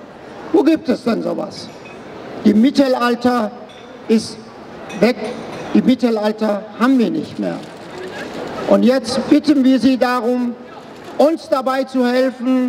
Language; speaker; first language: German; non-native, fluent; Persian